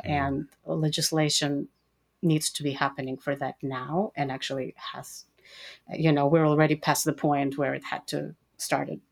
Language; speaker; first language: English; non-native, fluent; Russian